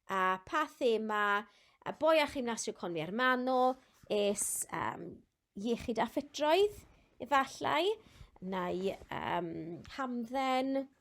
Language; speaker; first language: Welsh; non-native, local second language; English